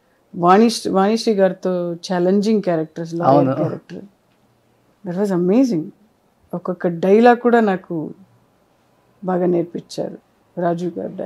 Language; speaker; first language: Telugu; non-native, local second language; Kannada